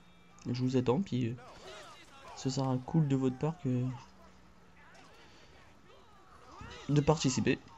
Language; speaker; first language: French; native; French